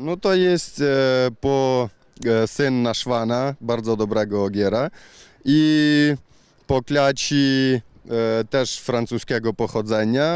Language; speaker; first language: Polish; non-native, learner; Ukrainian